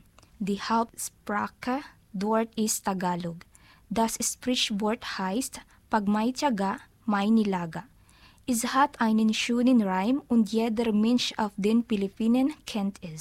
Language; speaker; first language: German; non-native, learner; Filipino